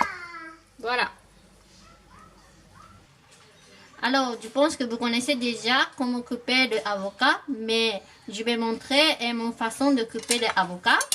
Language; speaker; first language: French; non-native, learner; Japanese